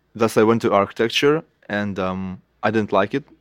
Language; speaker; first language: English; non-native, fluent; Lithuanian